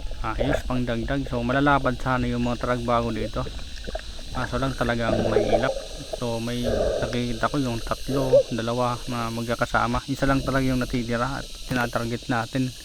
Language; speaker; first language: Filipino; non-native, local second language; Bikol